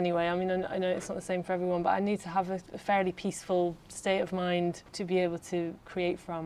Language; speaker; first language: English; native; English